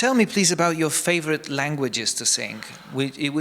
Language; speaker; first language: English; non-native, fluent; Polish